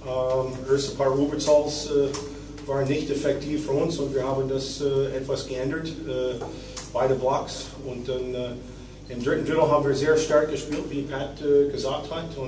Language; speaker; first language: German; non-native, fluent; English